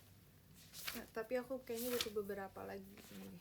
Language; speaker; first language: Indonesian; native; Indonesian